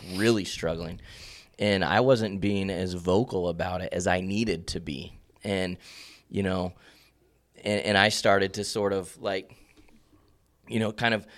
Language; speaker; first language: English; native; English